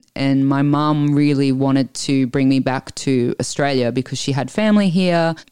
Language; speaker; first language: English; early bilingual, other home language; Italian